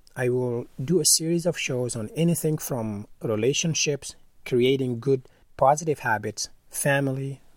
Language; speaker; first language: English; non-native, fluent; Wolof